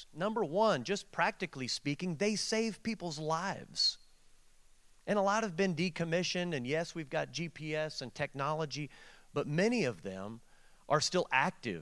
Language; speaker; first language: English; native; English